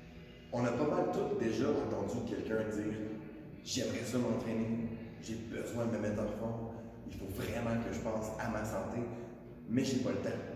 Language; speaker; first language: French; native; French